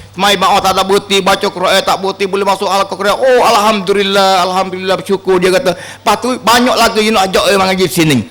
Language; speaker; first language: Malay; native; Malay